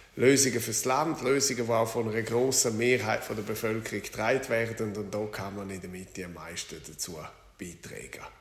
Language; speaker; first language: German; non-native, local second language; Romansh